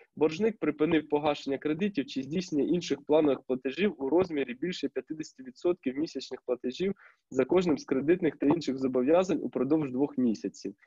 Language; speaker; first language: Ukrainian; non-native, local second language; Russian